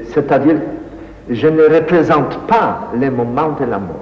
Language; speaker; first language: French; non-native, fluent; Polish